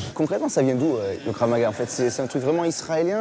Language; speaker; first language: French; native; French